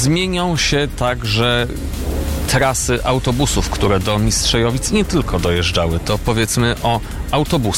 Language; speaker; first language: Polish; native; Polish